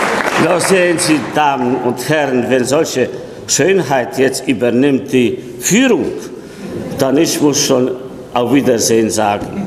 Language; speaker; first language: German; non-native, fluent; Polish